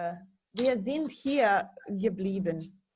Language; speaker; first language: German; non-native, learner; Serbian